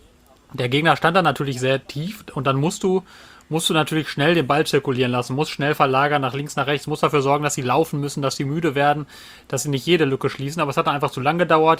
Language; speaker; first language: German; native; German